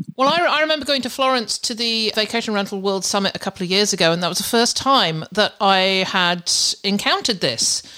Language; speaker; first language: English; native; English